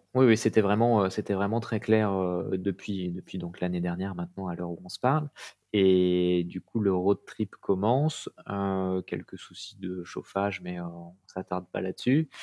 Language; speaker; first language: French; native; French